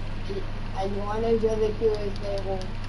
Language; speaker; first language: French; non-native, local second language; Réunion Creole French